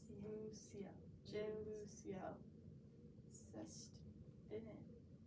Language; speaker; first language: French; non-native, learner; English